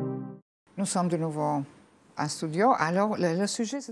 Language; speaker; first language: French; non-native, fluent; Albanian